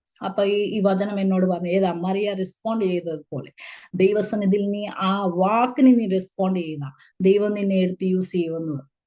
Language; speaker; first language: Malayalam; early bilingual, heritage; Malayalam